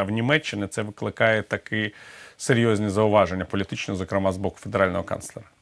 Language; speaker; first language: Ukrainian; native; Ukrainian